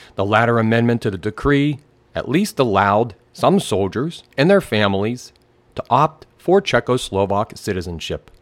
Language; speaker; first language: English; native; English